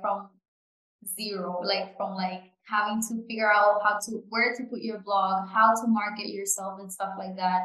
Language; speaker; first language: English; non-native, fluent; Japanese